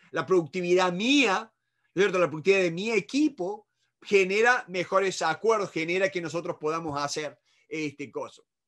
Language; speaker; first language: Spanish; native; Spanish